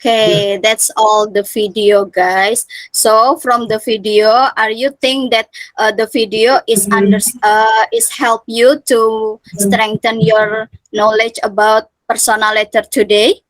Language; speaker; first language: English; non-native, fluent; Indonesian